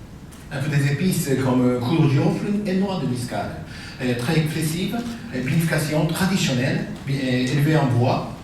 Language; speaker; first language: French; non-native, fluent; Japanese